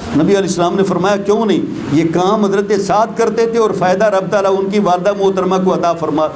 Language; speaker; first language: Urdu; non-native, local second language; Punjabi